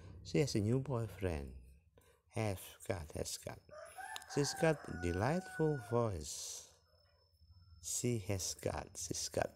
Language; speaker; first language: English; non-native, fluent; Indonesian